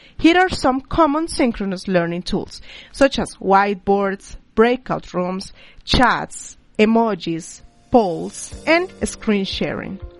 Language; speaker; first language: English; non-native, fluent; Spanish